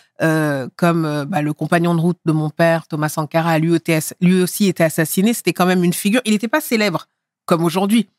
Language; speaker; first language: French; early bilingual, other home language; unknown